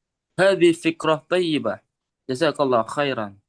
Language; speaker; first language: Arabic; non-native, learner; Indonesian